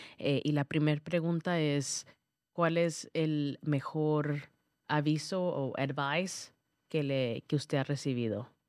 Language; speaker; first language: Spanish; early bilingual, heritage; Spanish